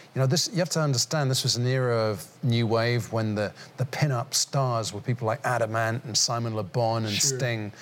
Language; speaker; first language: English; native; English